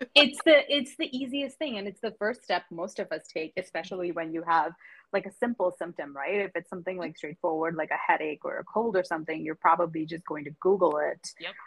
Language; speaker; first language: English; non-native, local second language; Hindi